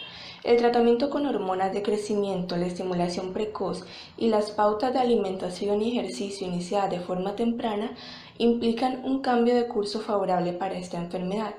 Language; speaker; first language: Spanish; native; Spanish